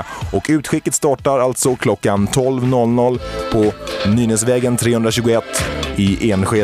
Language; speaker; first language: Swedish; native; Swedish